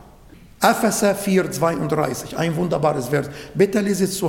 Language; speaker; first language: German; non-native, fluent; Arabic